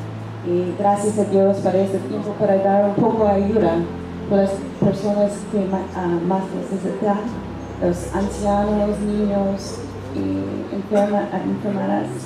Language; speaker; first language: Spanish; non-native, learner; English